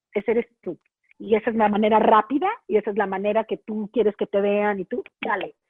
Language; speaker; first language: Spanish; native; Spanish